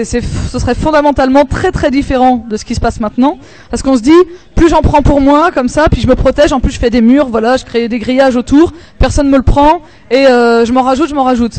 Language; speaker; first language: French; native; French